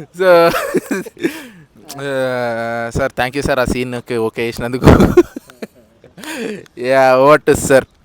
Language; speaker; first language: Telugu; native; Telugu